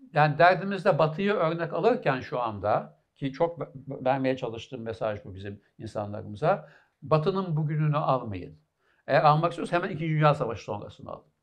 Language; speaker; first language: Turkish; native; Turkish